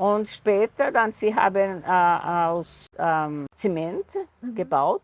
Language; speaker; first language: German; non-native, local second language; Portuguese